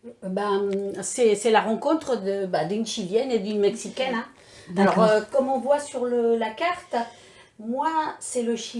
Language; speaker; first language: French; non-native, fluent; Spanish